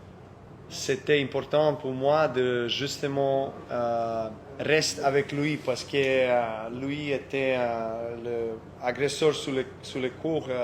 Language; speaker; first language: French; non-native, fluent; Serbian